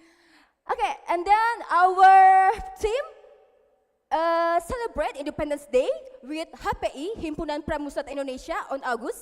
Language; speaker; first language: English; non-native, learner; Indonesian